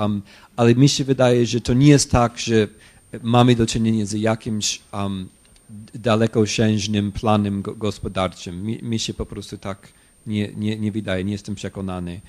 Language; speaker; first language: Polish; non-native, fluent; English